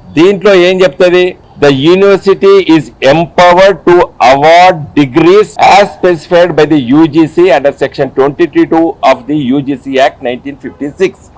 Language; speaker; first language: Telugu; native; Telugu